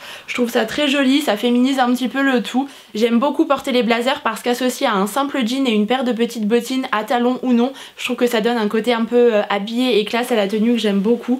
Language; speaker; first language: French; native; French